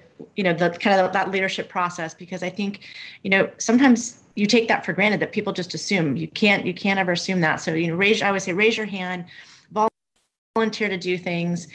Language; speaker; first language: English; native; English